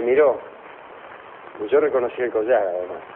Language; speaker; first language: Spanish; native; Spanish